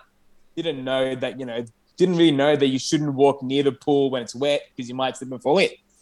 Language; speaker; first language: English; non-native, local second language; Arabic